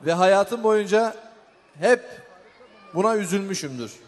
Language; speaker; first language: Turkish; native; Turkish